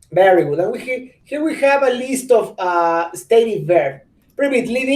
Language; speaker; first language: English; non-native, fluent; Spanish